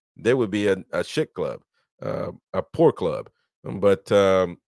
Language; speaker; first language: English; native; English